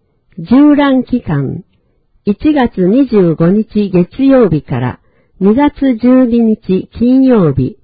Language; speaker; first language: Japanese; native; Japanese